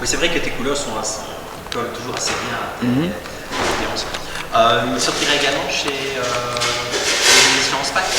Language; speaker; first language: French; native; French